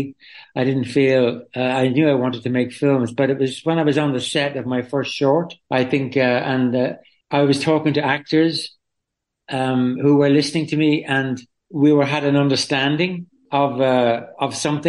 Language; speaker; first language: English; native; English